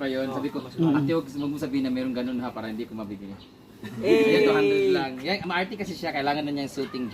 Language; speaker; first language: Filipino; non-native, local second language; Cebuano